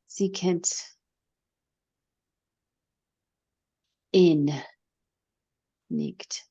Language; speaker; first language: German; non-native, learner; English